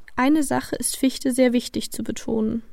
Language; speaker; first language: German; native; German